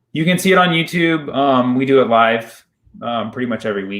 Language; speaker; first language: English; early bilingual, other home language; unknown